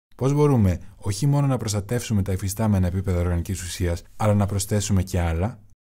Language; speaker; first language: Greek; non-native, learner; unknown